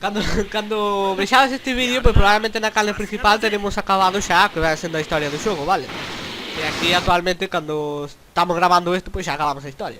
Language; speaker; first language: Galician; non-native, local second language; Spanish